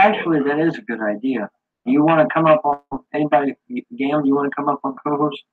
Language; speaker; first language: English; native; English